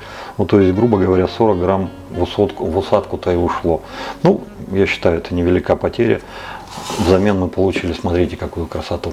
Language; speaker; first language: Russian; native; Russian